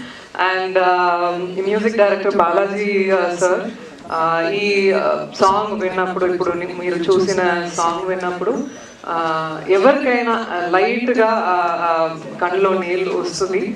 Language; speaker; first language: Telugu; non-native, learner; Tamil